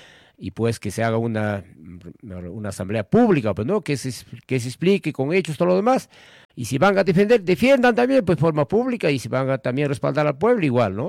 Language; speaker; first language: Spanish; native; Spanish